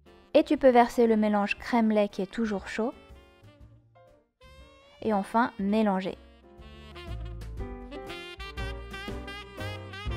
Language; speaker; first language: French; native; French